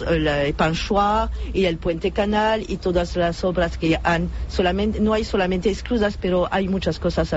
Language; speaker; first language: Spanish; non-native, fluent; French